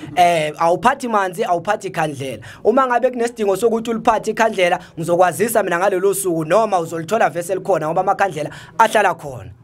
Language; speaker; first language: Zulu; native; Zulu